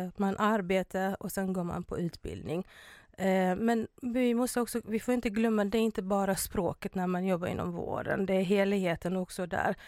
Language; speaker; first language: Swedish; non-native, fluent; Arabic